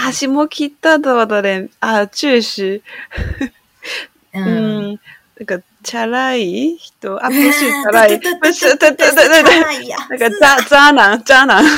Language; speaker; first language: Chinese; non-native, learner; Japanese